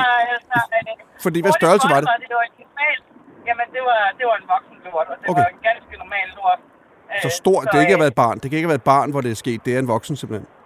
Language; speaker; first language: Danish; native; Danish